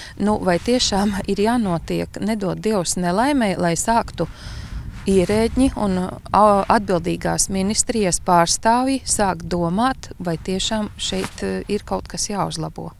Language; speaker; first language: Latvian; native; Latvian